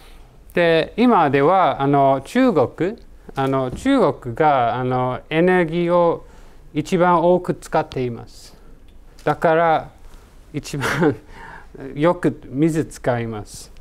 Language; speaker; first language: Japanese; non-native, learner; English